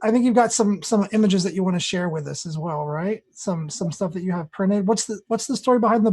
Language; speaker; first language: English; native; English